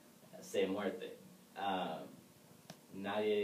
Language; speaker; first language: Spanish; non-native, learner; English